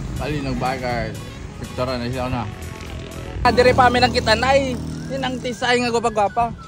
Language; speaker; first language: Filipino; non-native, local second language; Hiligaynon